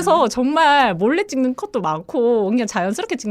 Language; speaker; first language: Korean; native; Korean